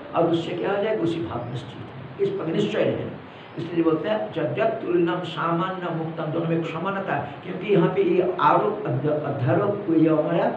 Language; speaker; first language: Hindi; non-native, local second language; Malayalam